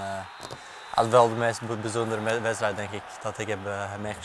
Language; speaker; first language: Dutch; non-native, fluent; Norwegian